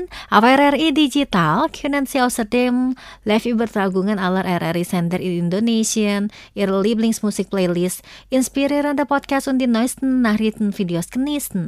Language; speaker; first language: German; non-native, fluent; Indonesian